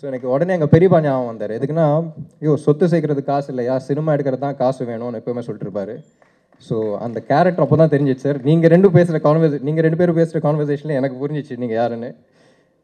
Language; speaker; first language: Tamil; non-native, local second language; Telugu